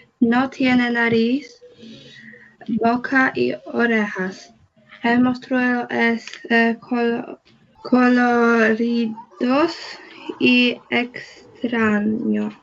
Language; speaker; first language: Spanish; non-native, learner; Polish